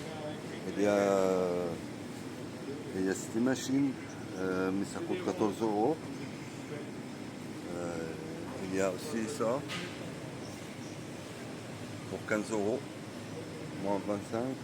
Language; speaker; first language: French; non-native, learner; Arabic